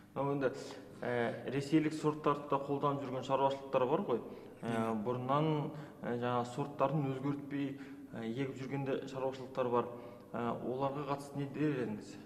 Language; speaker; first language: Kazakh; native; Kazakh